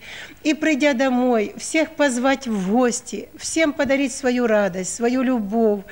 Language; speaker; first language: Russian; native; Russian